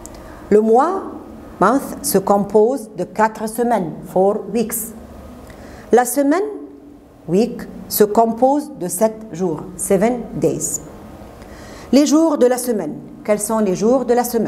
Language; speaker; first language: French; non-native, fluent; Arabic